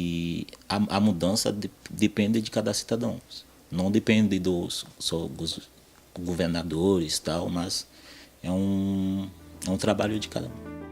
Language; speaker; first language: Portuguese; non-native, fluent; Haitian Creole